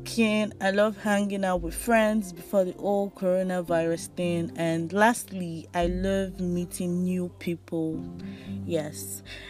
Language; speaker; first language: English; non-native, local second language; Yoruba